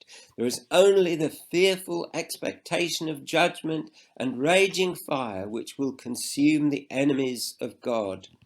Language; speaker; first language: English; native; English